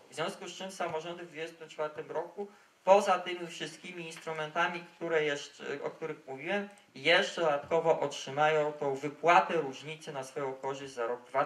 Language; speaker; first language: Polish; native; Polish